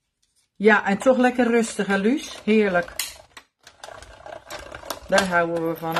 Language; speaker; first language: Dutch; native; Dutch